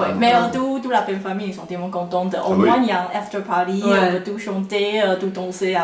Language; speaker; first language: French; non-native, fluent; Chinese